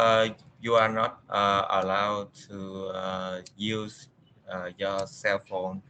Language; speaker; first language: English; non-native, learner; Vietnamese